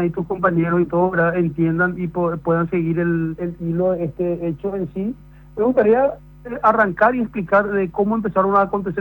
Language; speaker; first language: Spanish; native; Spanish